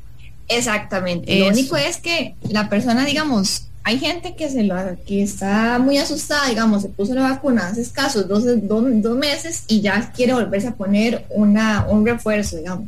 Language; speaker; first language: Spanish; native; Spanish